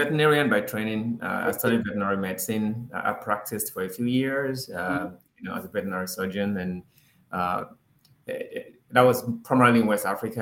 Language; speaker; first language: English; non-native, local second language; Yoruba